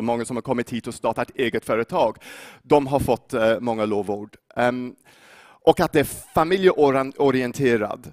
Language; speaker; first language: Swedish; non-native, fluent; English